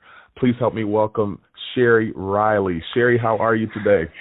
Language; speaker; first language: English; native; English